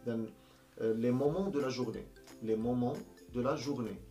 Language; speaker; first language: French; non-native, local second language; Arabic